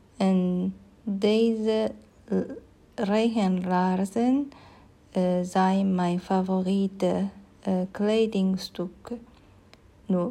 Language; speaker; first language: Dutch; non-native, learner; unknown